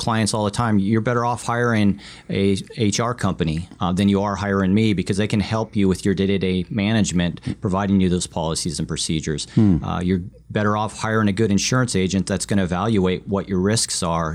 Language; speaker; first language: English; early bilingual, other home language; Vietnamese